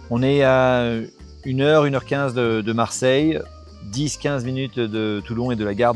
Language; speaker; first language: French; native; French